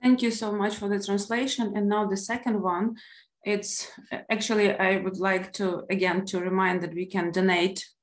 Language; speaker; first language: English; non-native, fluent; Ukrainian